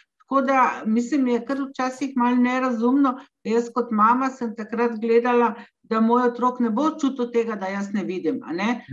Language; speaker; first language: Slovenian; native; Slovenian